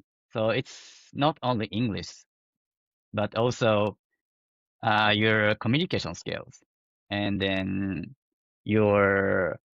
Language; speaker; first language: English; non-native, fluent; Japanese